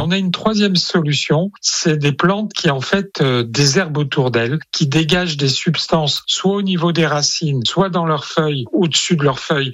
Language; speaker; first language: French; native; French